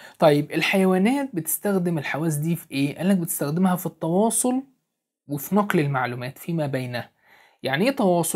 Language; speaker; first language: Arabic; native; Arabic